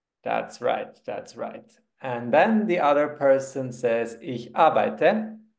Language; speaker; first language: English; non-native, fluent; German